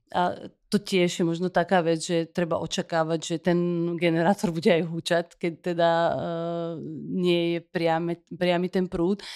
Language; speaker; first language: Slovak; early bilingual, heritage; Slovak